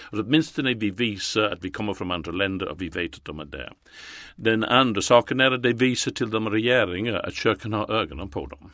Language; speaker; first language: Swedish; non-native, fluent; English